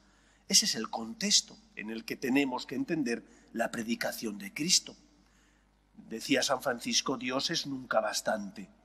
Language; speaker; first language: Spanish; native; Spanish